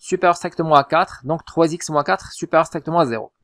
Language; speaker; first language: French; non-native, local second language; Arabic